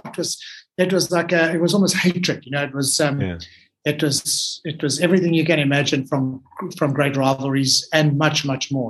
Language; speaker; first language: English; native; English